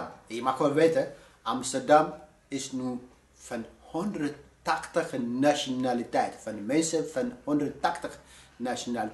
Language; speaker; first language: Dutch; non-native, fluent; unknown